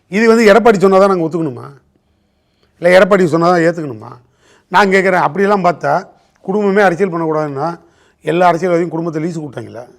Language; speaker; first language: Tamil; native; Tamil